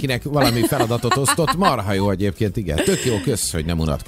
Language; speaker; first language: Hungarian; native; Hungarian